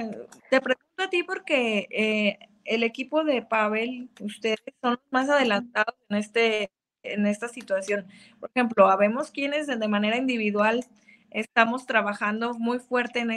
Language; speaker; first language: Spanish; native; Spanish